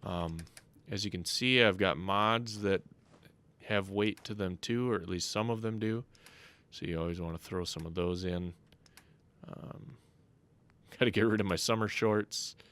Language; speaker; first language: English; native; English